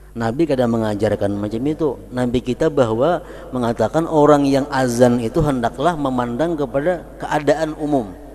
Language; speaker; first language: Indonesian; non-native, local second language; Banjar